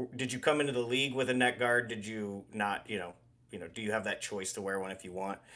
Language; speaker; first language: English; native; English